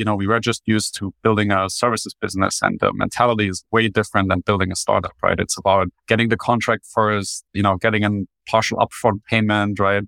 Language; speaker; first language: English; non-native, fluent; German